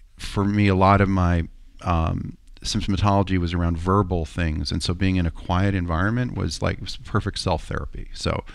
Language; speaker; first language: English; native; English